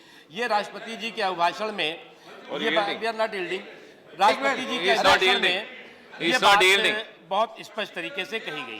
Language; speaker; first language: Hindi; native; Hindi